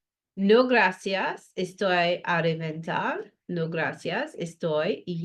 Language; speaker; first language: Spanish; non-native, fluent; English